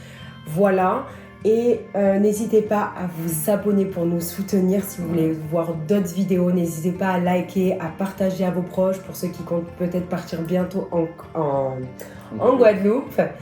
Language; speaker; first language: French; native; French